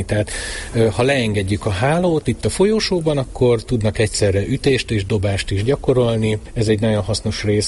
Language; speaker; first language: Hungarian; native; Hungarian